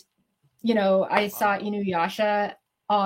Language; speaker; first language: English; native; English